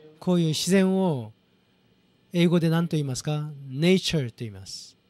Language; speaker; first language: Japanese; non-native, fluent; Korean